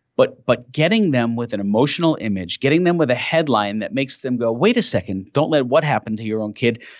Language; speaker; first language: English; native; English